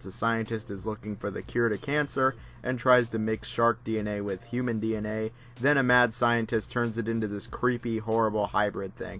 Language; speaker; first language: English; native; English